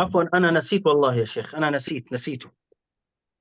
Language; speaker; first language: Arabic; native; Arabic